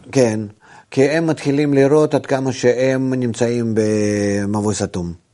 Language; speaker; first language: Hebrew; non-native, fluent; Russian